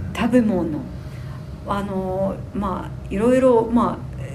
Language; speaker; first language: Japanese; non-native, fluent; Ukrainian